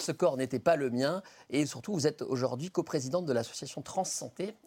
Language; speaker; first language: French; native; French